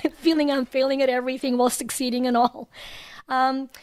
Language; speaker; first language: English; non-native, fluent; Ukrainian